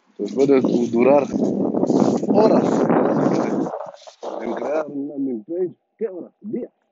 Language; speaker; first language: Spanish; non-native, fluent; Hebrew